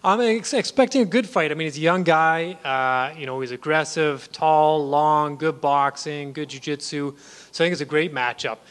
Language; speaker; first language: English; native; English